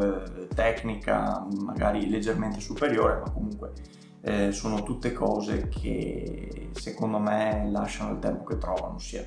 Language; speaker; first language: Italian; native; Italian